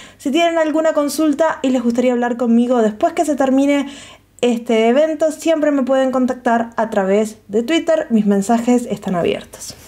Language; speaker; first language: Spanish; native; Spanish